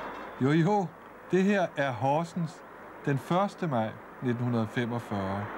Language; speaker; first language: Danish; native; Danish